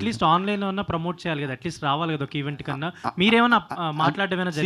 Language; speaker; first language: Telugu; native; Telugu